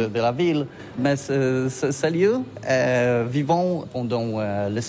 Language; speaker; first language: French; non-native, learner; Polish